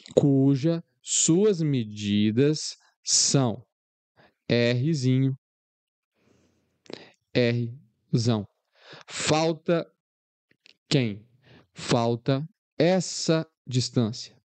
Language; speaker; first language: Portuguese; native; Portuguese